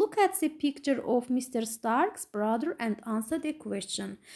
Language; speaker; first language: English; non-native, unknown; Azerbaijani